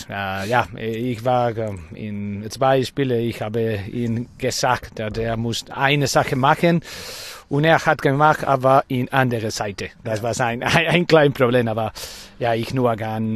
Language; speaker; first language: German; non-native, learner; Spanish